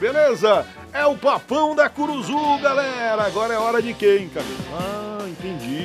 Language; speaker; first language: Portuguese; native; Portuguese